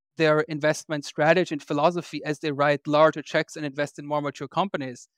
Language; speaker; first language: English; non-native, fluent; German